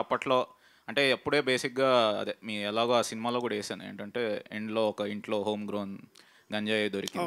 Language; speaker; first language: Telugu; native; Telugu